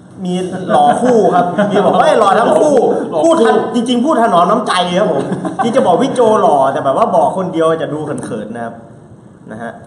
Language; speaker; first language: Thai; native; Thai